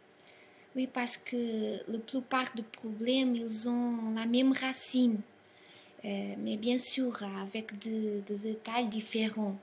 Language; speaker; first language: French; non-native, learner; Portuguese